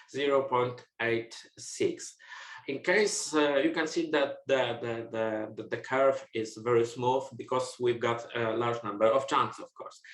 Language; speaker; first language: English; non-native, fluent; Polish